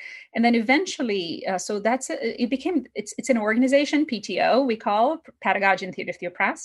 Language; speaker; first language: English; non-native, fluent; Portuguese